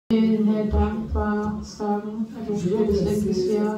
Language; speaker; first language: German; non-native, fluent; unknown